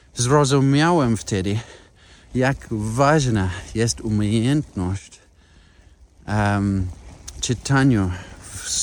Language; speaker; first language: Polish; non-native, learner; English